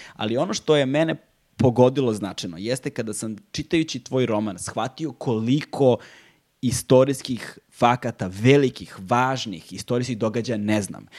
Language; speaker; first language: Serbian; native; Serbian